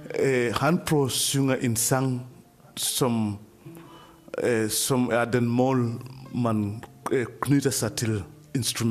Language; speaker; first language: Danish; non-native, fluent; Mandingo